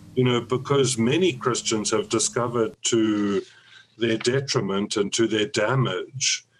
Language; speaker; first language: English; native; English